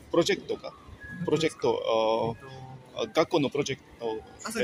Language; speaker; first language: Japanese; non-native, learner; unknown